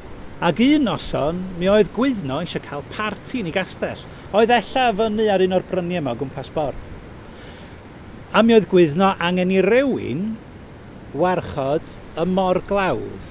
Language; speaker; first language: Welsh; native; Welsh